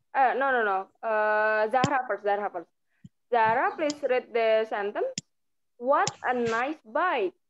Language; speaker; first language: English; non-native, fluent; Indonesian